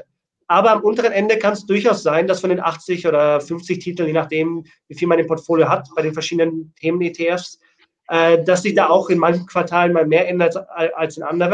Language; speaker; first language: German; native; German